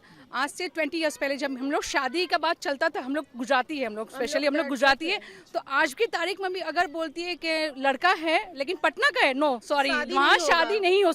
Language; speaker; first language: Hindi; non-native, local second language; Gujarati